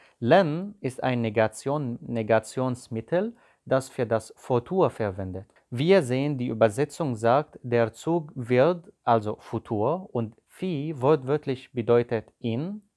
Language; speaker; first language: German; non-native, fluent; Arabic